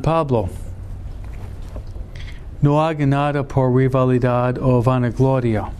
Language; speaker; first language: Spanish; non-native, fluent; English